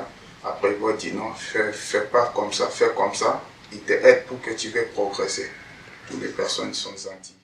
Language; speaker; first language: French; non-native, learner; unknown